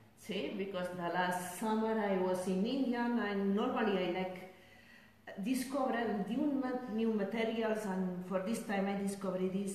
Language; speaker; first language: English; non-native, learner; Spanish